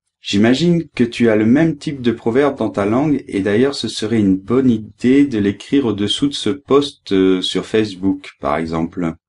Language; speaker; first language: French; native; French